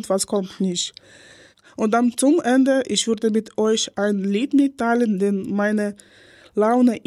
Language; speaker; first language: German; non-native, learner; Ukrainian